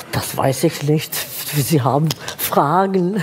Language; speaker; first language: German; non-native, fluent; Czech